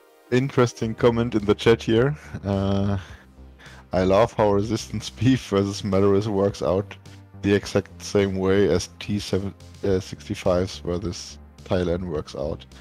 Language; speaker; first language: English; non-native, fluent; German